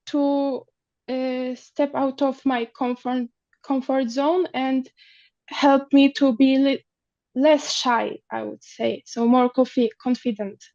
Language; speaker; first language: English; non-native, learner; Polish